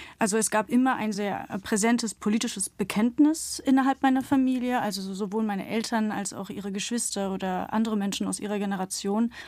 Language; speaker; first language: German; early bilingual, other home language; Turkish